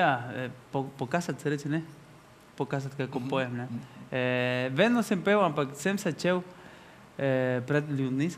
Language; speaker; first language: Slovenian; non-native, learner; Spanish